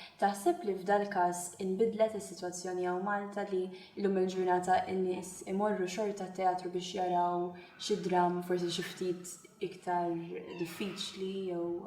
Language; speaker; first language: Maltese; native; Maltese